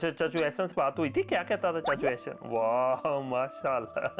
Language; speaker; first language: Hindi; non-native, local second language; Punjabi